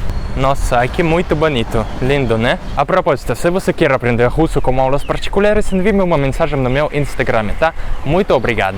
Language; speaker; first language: Portuguese; non-native, fluent; Russian